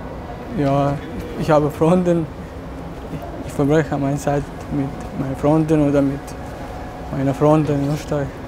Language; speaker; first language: German; non-native, learner; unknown